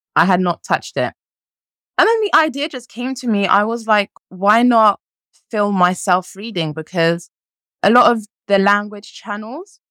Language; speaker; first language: English; early bilingual, other home language; French